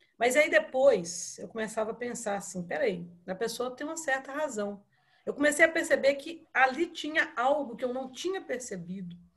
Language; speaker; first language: Portuguese; native; Portuguese